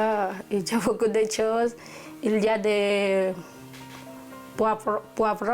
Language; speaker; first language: French; non-native, learner; Spanish